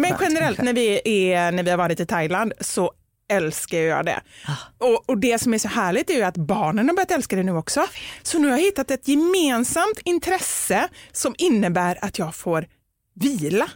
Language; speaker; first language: Swedish; native; Swedish